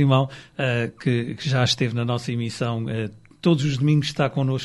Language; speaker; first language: Portuguese; native; Portuguese